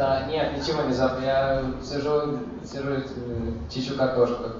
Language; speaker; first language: Russian; early bilingual, heritage; Russian